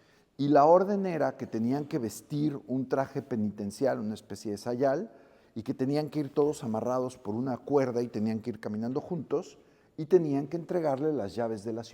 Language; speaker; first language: Spanish; native; Spanish